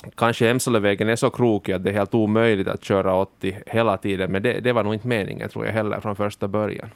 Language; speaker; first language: Swedish; native; Swedish